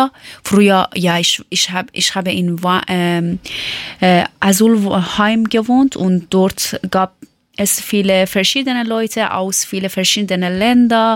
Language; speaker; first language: German; non-native, learner; Persian